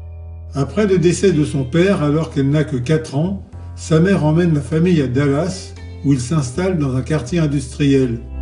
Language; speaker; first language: French; native; French